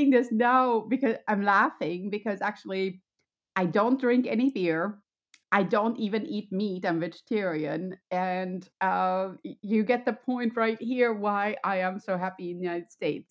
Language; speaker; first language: English; non-native, fluent; German